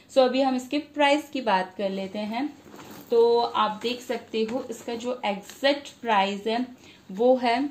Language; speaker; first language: Hindi; non-native, local second language; Bangla